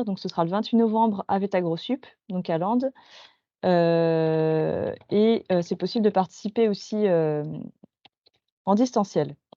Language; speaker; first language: French; native; French